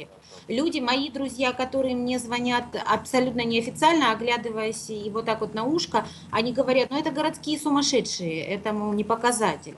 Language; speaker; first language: Russian; native; Russian